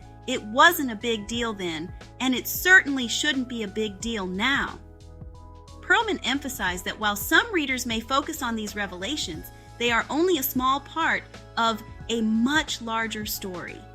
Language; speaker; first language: English; native; English